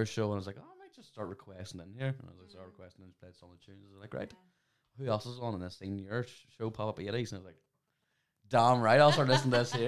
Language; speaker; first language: English; native; English